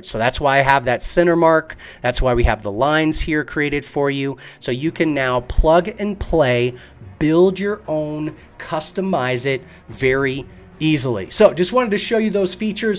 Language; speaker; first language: English; native; English